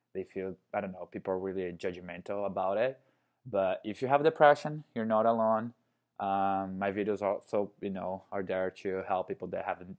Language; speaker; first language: English; non-native, fluent; Portuguese